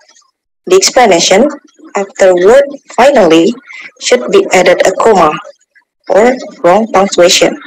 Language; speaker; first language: English; non-native, learner; Indonesian